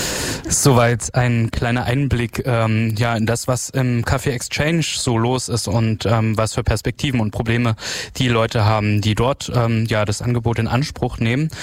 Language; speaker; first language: German; native; German